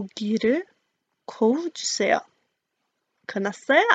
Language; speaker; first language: Korean; non-native, learner; English